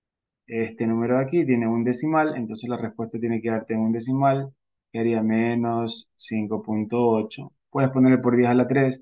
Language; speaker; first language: Spanish; native; Spanish